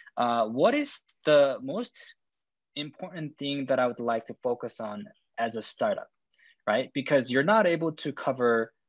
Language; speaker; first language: English; non-native, fluent; Korean